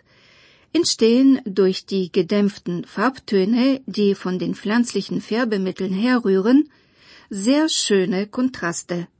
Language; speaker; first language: German; non-native, fluent; Bulgarian